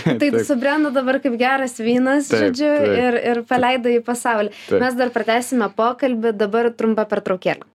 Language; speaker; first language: Lithuanian; native; Lithuanian